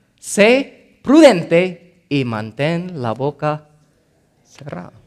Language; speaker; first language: Spanish; non-native, fluent; English